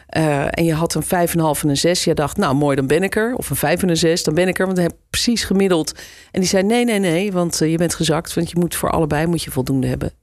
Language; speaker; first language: Dutch; native; Dutch